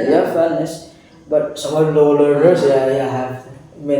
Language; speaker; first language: English; non-native, fluent; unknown